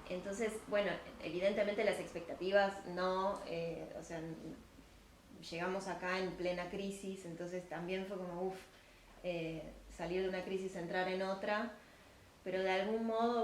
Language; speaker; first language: Spanish; early bilingual, other home language; Ukrainian